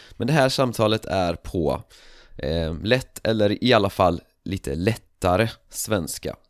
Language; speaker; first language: Swedish; native; Swedish